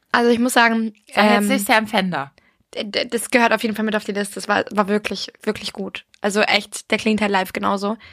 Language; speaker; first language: German; non-native, fluent; English